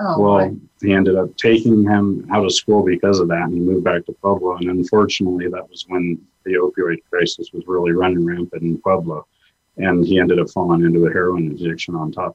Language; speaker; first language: English; native; English